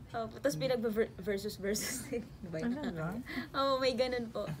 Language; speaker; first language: Filipino; native; Filipino